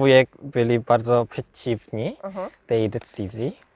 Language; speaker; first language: Polish; non-native, learner; Korean